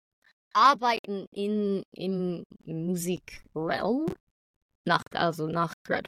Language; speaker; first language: German; non-native, fluent; English